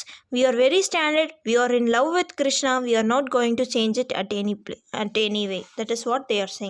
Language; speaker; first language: English; non-native, local second language; Hindi